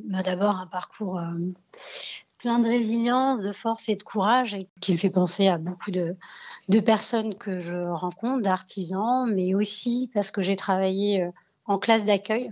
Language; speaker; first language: French; early bilingual, other home language; Arabic